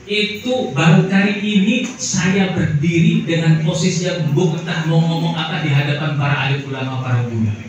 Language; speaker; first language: Indonesian; native; Indonesian